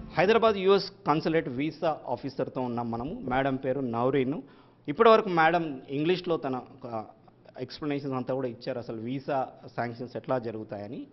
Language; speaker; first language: Telugu; native; Telugu